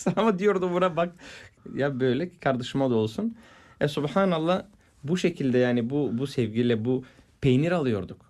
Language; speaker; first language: Turkish; non-native, fluent; Bulgarian